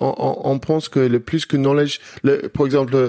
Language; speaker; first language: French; non-native, learner; English